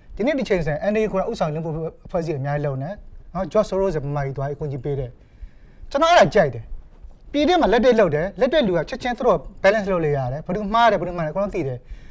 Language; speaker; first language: Burmese; native; Burmese